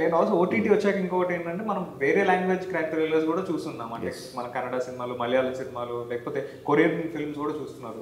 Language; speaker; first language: Telugu; native; Telugu